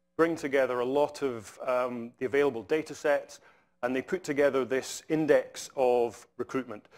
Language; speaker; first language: English; native; English